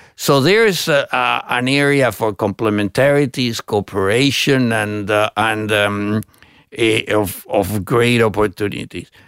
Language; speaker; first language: English; non-native, fluent; Spanish